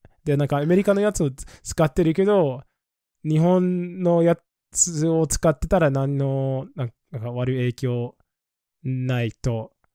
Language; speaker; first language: Japanese; non-native, fluent; English